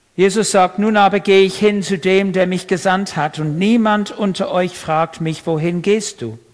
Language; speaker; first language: German; non-native, fluent; English